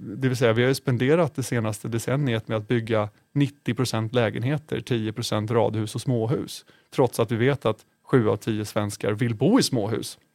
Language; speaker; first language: Swedish; native; Swedish